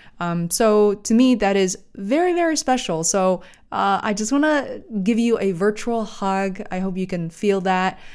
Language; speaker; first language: English; non-native, fluent; Chinese